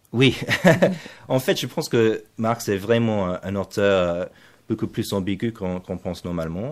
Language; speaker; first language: French; non-native, fluent; English